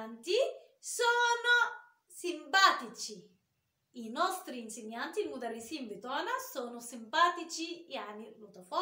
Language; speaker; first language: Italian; non-native, fluent; Arabic